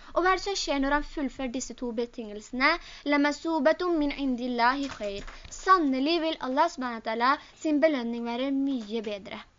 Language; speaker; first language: Norwegian; early bilingual, other home language; Urdu